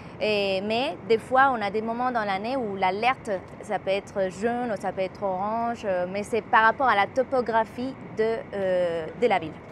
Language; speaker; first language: French; non-native, fluent; Spanish